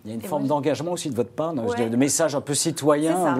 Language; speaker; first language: French; native; French